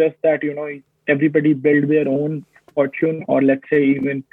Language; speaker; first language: English; non-native, local second language; Hindi